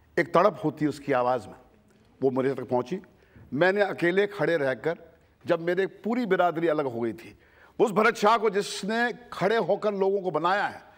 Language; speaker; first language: Hindi; native; Hindi